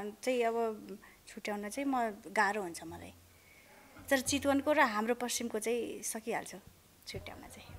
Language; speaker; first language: Nepali; non-native, local second language; Dangaura Tharu